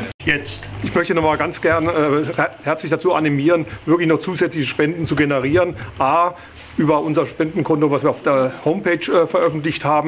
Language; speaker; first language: German; native; German